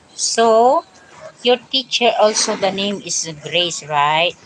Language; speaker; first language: English; non-native, learner; Filipino